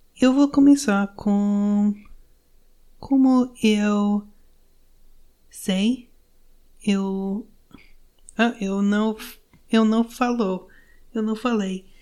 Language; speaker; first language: Portuguese; non-native, learner; English